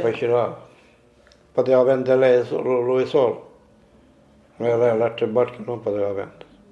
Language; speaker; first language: Italian; non-native, learner; Maltese